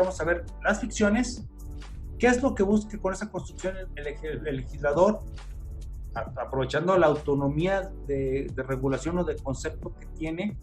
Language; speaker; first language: Spanish; native; Spanish